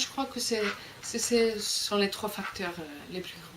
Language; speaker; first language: French; non-native, fluent; Icelandic